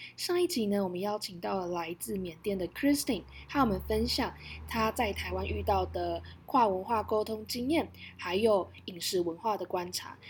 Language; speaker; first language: Chinese; native; Chinese